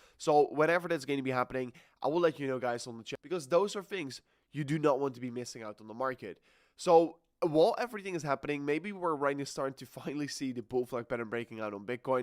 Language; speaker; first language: English; non-native, fluent; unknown